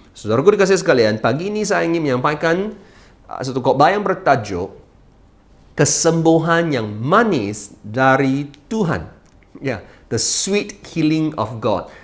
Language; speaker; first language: Malay; non-native, local second language; Chinese